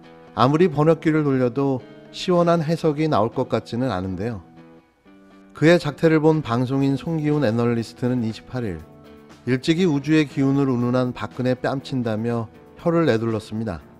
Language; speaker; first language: Korean; native; Korean